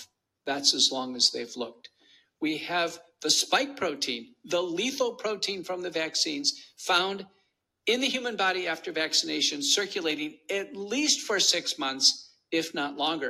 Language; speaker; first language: English; native; English